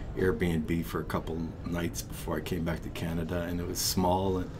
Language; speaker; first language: English; native; English